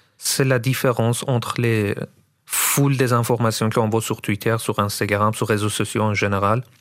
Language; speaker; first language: French; non-native, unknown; Persian